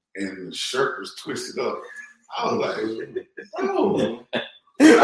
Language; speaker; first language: English; native; English